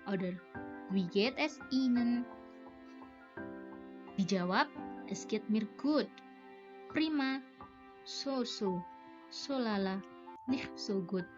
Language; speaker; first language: German; non-native, learner; Indonesian